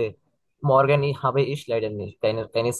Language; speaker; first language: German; non-native, learner; Bangla